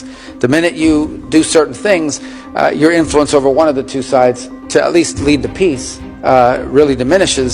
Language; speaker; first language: English; native; English